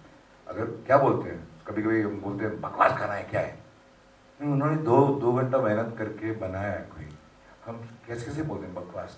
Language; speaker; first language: Hindi; non-native, local second language; Tamil